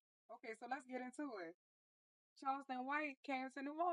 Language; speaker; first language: English; native; English